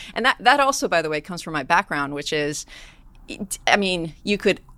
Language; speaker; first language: English; early bilingual, other home language; Persian